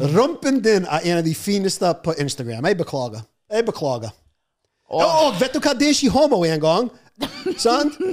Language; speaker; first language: Norwegian; non-native, fluent; English